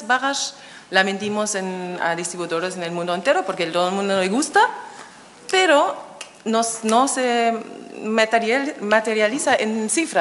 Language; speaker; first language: Spanish; non-native, fluent; German